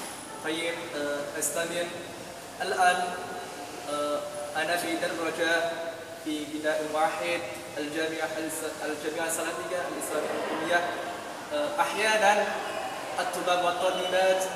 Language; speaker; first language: Arabic; non-native, learner; Indonesian